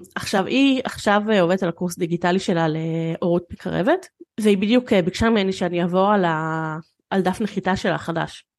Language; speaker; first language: Hebrew; native; Hebrew